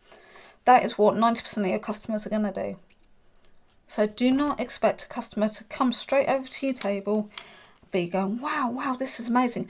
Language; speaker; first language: English; native; English